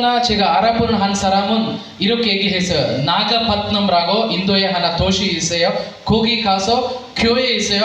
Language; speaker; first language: Korean; non-native, learner; Telugu